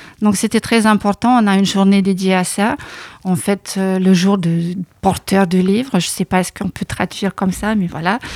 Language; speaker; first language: French; non-native, fluent; Lithuanian